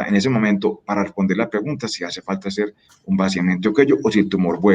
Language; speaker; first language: Spanish; native; Spanish